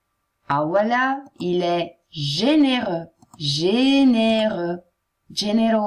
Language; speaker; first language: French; non-native, fluent; Italian